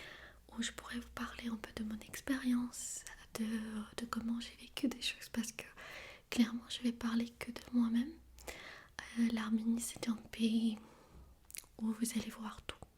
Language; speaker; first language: French; non-native, fluent; Armenian